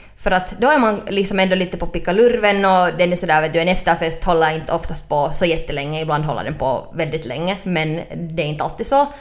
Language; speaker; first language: Swedish; native; Swedish